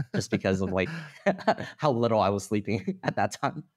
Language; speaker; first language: English; non-native, fluent; Chinese